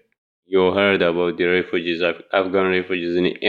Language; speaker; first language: English; non-native, learner; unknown